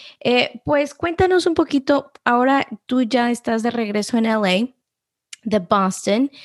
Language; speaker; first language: Spanish; early bilingual, heritage; Spanish